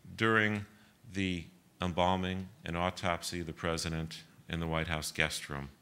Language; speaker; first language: English; native; English